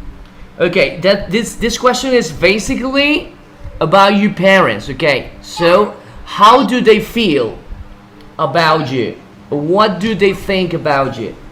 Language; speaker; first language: English; non-native, fluent; Spanish